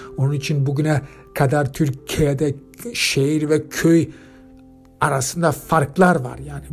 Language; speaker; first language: Turkish; early bilingual, heritage; Turkish